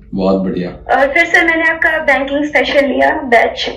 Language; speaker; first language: Hindi; native; Hindi